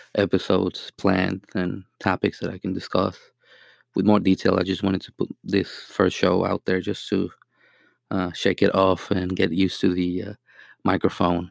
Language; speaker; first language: English; non-native, fluent; Spanish